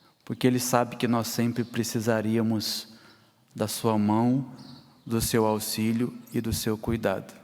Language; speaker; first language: Portuguese; native; Portuguese